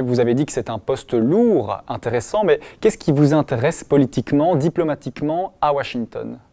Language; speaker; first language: French; native; French